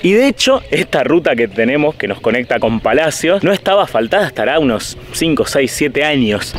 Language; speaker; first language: Spanish; native; Spanish